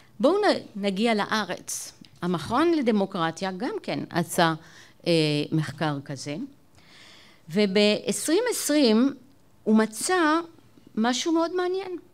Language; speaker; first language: Hebrew; non-native, fluent; French